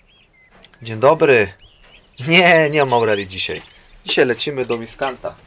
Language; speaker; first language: Polish; native; Polish